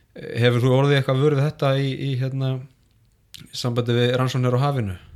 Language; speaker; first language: Icelandic; native; Icelandic